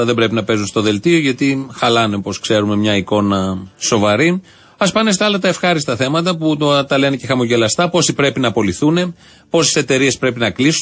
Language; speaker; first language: Greek; native; Greek